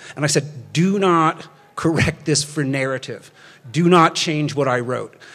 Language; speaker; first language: English; native; English